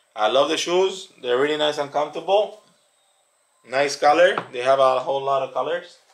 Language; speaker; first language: English; native; English